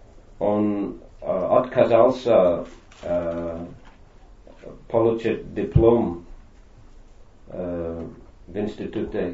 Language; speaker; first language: Russian; non-native, fluent; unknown